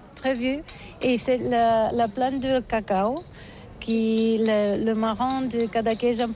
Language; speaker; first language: French; non-native, learner; Catalan